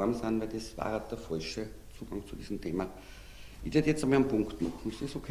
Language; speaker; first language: German; native; German